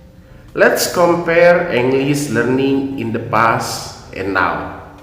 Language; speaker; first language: English; non-native, fluent; Indonesian